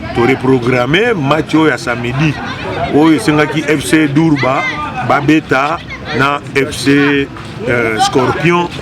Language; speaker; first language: Lingala; native; Lingala